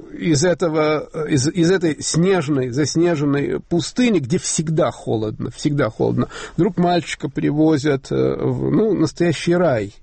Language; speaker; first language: Russian; native; Russian